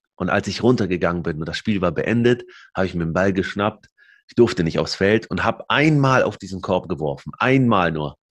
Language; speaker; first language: German; early bilingual, other home language; Arabic